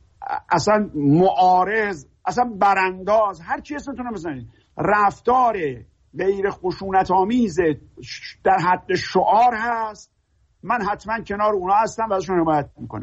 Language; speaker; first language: Persian; native; Persian